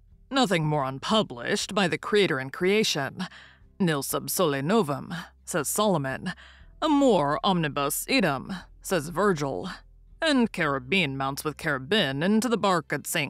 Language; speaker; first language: English; native; English